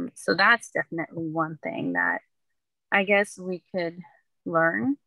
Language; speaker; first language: English; early bilingual, other home language; Spanish